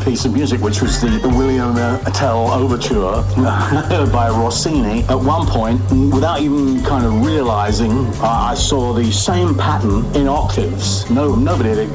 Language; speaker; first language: English; native; English